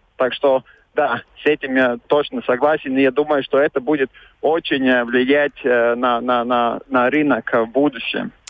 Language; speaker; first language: Russian; non-native, local second language; Latvian